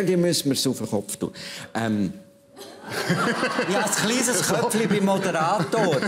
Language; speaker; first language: German; native; German